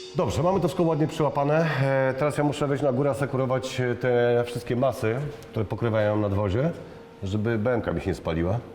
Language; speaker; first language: Polish; native; Polish